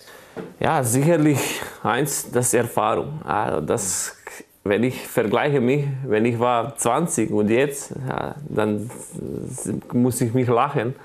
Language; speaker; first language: German; non-native, fluent; Croatian